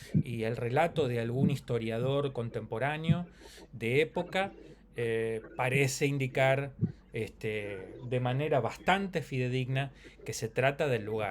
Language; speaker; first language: Spanish; native; Spanish